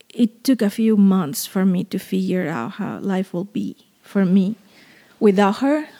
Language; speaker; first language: English; non-native, fluent; Spanish